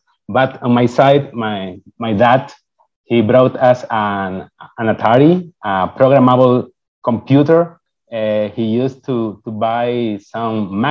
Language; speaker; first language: English; non-native, fluent; Spanish